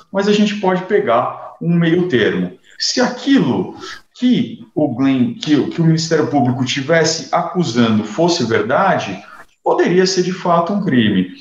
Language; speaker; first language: Portuguese; native; Portuguese